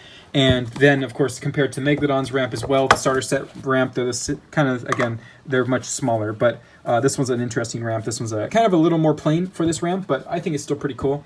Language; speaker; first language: English; native; English